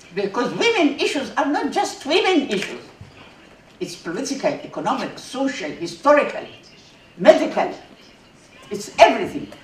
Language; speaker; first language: English; non-native, fluent; Arabic